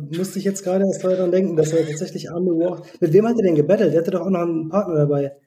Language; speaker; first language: German; native; German